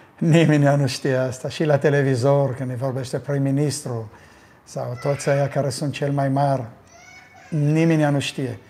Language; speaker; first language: Romanian; early bilingual, heritage; Romanian